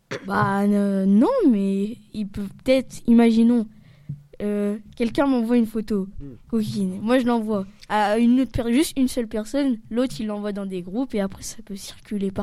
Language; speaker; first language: French; native; French